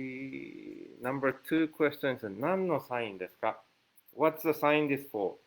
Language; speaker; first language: English; non-native, fluent; Japanese